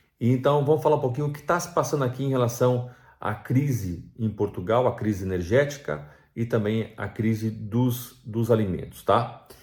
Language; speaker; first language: Portuguese; native; Portuguese